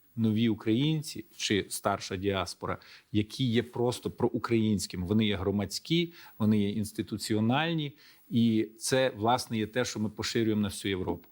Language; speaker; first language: Ukrainian; early bilingual, heritage; Ukrainian